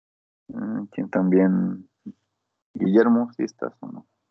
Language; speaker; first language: Spanish; native; Spanish